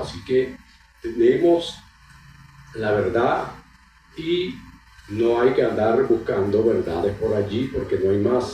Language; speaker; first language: Spanish; native; Spanish